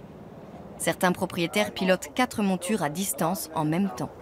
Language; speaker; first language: French; native; French